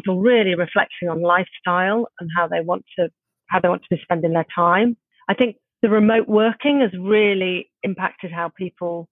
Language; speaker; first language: English; native; English